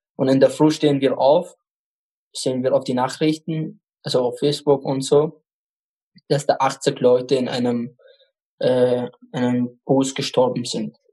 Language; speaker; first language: German; non-native, fluent; Arabic